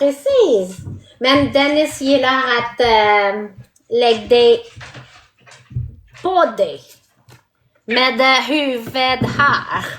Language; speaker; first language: Swedish; non-native, learner; French